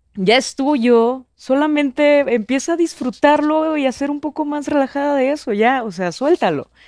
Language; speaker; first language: Spanish; native; Spanish